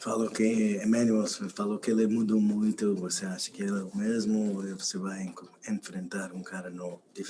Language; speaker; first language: Portuguese; non-native, learner; English